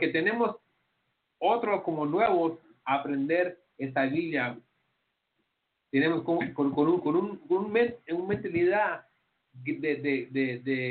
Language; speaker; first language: Spanish; early bilingual, heritage; Spanish